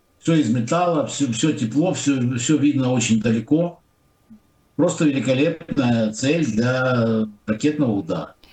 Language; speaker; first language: Russian; non-native, local second language; Ukrainian